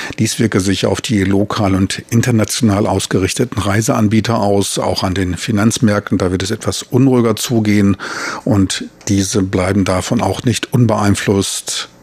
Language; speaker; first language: German; native; German